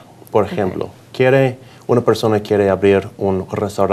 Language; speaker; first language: Spanish; non-native, learner; English